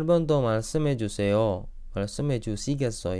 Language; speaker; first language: Korean; non-native, fluent; Indonesian